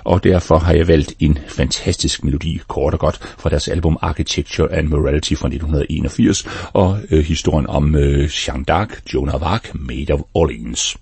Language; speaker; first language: Danish; native; Danish